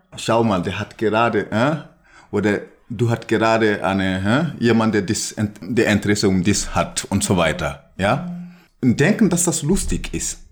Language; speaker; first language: German; non-native, fluent; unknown